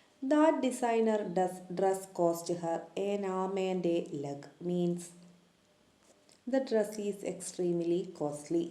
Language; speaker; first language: English; non-native, local second language; Malayalam